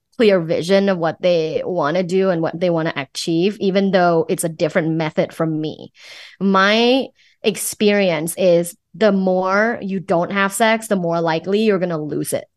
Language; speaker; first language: English; non-native, fluent; Thai